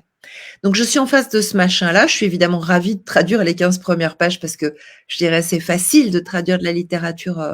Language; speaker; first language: French; native; French